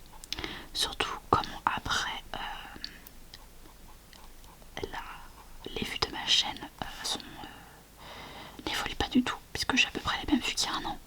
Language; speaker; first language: French; native; French